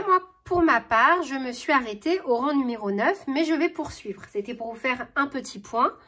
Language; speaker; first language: French; native; French